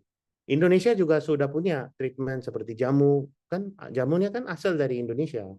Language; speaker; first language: Indonesian; non-native, fluent; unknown